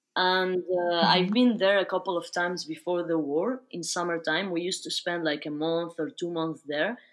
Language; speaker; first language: English; non-native, fluent; Spanish